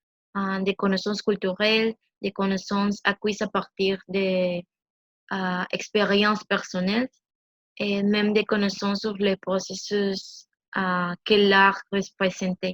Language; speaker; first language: French; non-native, learner; Spanish